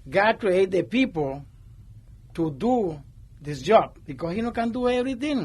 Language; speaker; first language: English; non-native, learner; Spanish